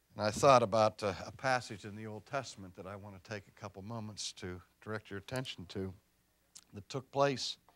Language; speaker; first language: English; native; English